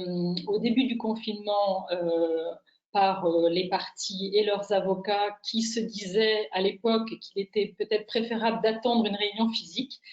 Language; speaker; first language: French; native; French